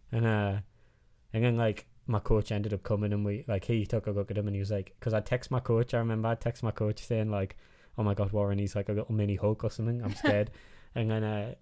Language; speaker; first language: English; native; English